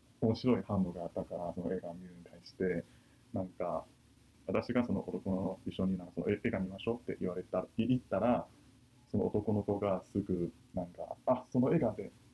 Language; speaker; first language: Japanese; non-native, fluent; Chinese